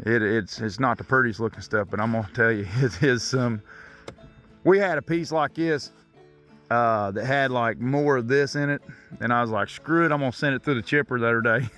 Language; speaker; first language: English; native; English